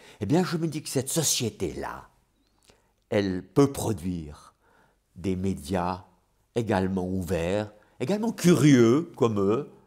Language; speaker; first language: French; native; French